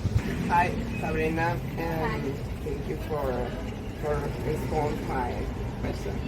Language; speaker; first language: English; non-native, learner; Spanish